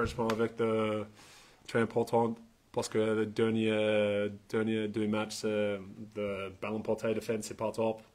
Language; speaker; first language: French; non-native, learner; English